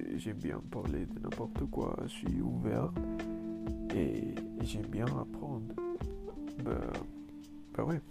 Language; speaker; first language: French; non-native, learner; Spanish